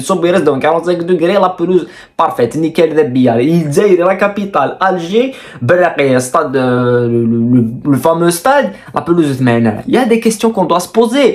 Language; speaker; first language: French; non-native, local second language; Kabyle